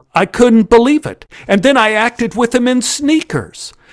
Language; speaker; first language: English; native; English